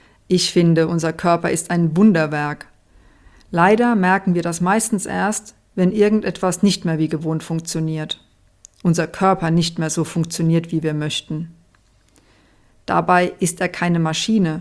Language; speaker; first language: German; native; German